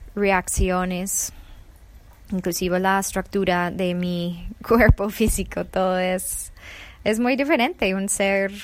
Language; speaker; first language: Spanish; non-native, fluent; English